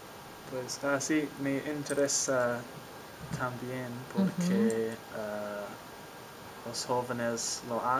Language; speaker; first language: Spanish; non-native, learner; English